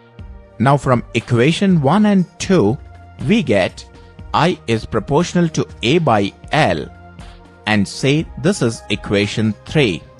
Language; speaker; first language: English; non-native, local second language; Telugu